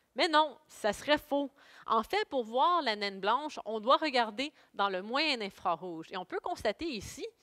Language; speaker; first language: French; native; French